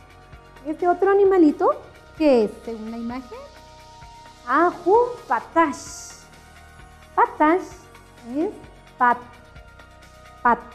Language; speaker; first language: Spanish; non-native, local second language; Kʼicheʼ